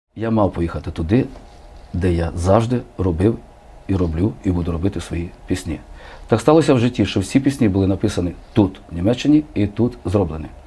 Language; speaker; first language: Ukrainian; native; Ukrainian